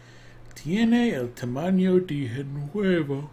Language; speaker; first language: Spanish; non-native, learner; English